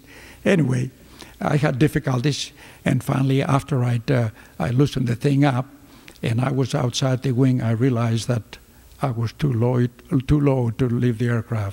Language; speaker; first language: English; non-native, fluent; Greek